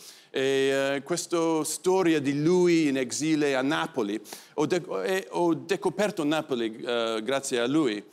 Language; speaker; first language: Italian; non-native, learner; English